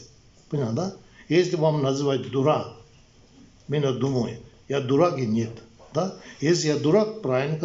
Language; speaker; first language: Russian; non-native, learner; Tibetan